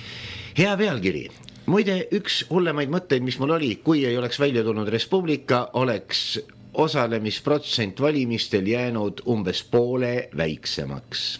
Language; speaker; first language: Estonian; native; Estonian